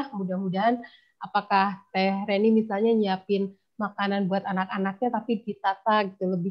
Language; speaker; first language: Indonesian; native; Indonesian